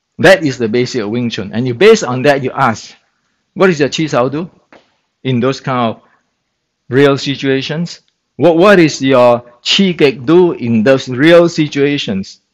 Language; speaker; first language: English; non-native, fluent; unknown